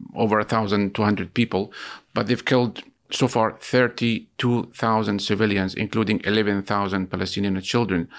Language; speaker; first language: English; non-native, fluent; Arabic